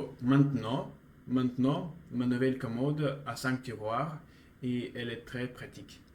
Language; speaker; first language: French; non-native, learner; Russian